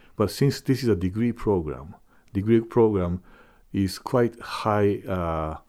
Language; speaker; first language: English; non-native, fluent; Japanese